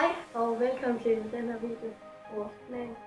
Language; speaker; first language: Danish; early bilingual, other home language; German